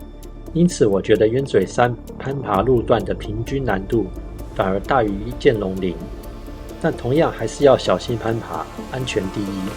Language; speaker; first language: Chinese; native; Chinese